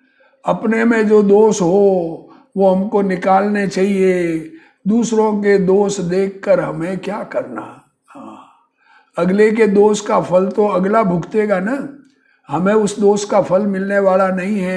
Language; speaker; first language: Hindi; native; Hindi